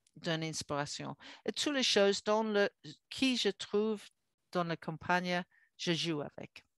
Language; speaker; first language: French; non-native, learner; English